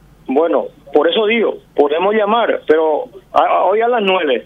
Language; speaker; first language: Spanish; native; Spanish